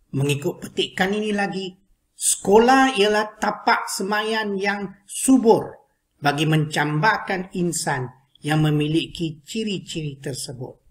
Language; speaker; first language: Malay; non-native, local second language; Chinese